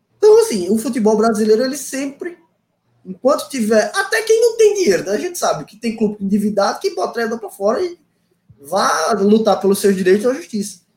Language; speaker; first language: Portuguese; native; Portuguese